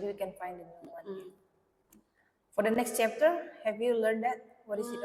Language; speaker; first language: English; non-native, local second language; Indonesian